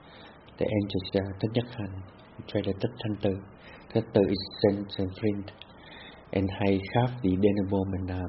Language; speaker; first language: Dutch; non-native, fluent; Vietnamese